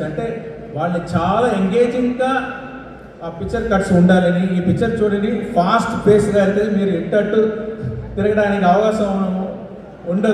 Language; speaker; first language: Telugu; non-native, local second language; Tamil